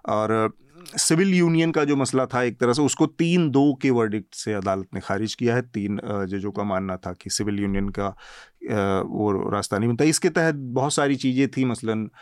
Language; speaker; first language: Hindi; native; Hindi